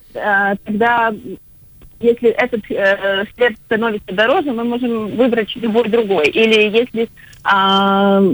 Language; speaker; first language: Russian; non-native, local second language; Latvian